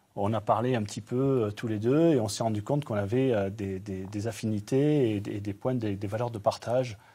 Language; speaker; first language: French; native; French